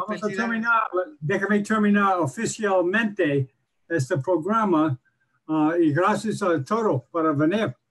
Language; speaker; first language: Spanish; non-native, learner; English